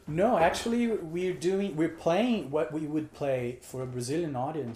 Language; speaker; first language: English; non-native, fluent; Portuguese